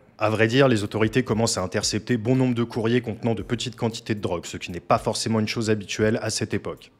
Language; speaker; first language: French; native; French